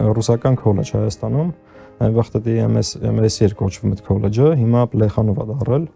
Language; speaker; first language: Armenian; early bilingual, heritage; Armenian